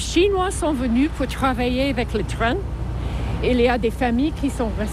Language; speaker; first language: French; non-native, learner; English